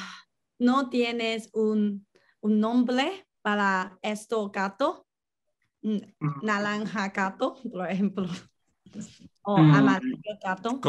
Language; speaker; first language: Spanish; non-native, learner; Chinese